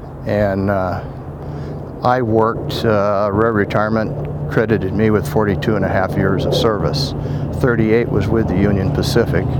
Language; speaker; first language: English; native; English